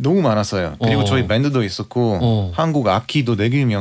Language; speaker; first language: Korean; non-native, fluent; Bulgarian